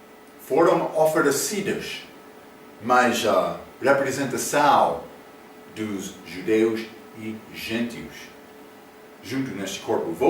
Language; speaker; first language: Portuguese; non-native, learner; English